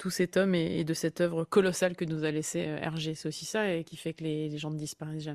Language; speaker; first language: French; native; French